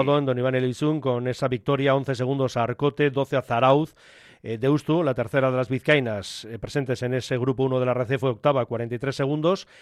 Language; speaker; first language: Spanish; native; Spanish